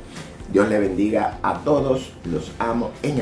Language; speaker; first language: Spanish; native; Spanish